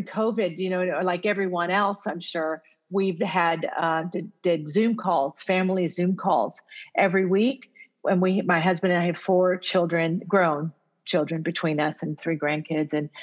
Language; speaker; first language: English; early bilingual, other home language; Italian